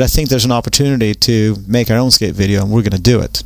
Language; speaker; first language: English; non-native, fluent; Swedish